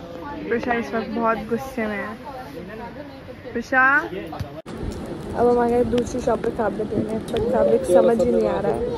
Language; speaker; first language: Hindi; native; Hindi